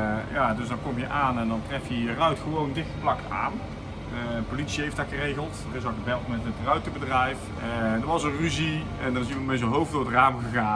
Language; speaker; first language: Dutch; native; Dutch